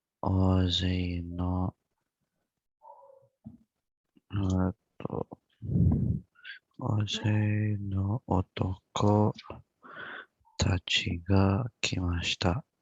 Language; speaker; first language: Japanese; non-native, learner; Indonesian